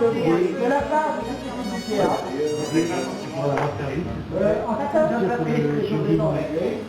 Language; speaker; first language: French; native; French